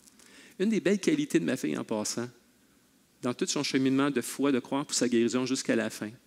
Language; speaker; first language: French; native; French